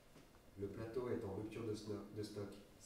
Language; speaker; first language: French; native; French